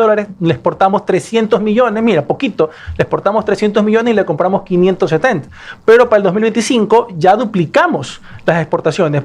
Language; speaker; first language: Spanish; native; Spanish